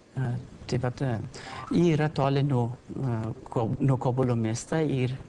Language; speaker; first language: Lithuanian; non-native, learner; Persian